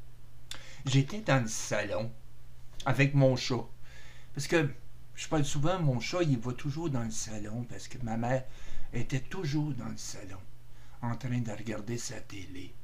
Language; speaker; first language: French; native; French